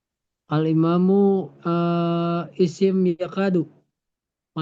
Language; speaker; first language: Arabic; non-native, learner; Indonesian